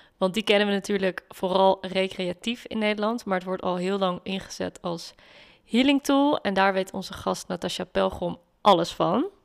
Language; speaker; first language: Dutch; native; Dutch